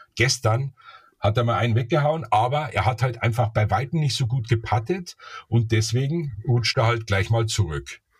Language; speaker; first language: German; native; German